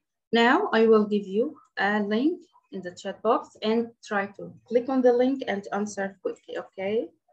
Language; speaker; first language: English; non-native, fluent; Arabic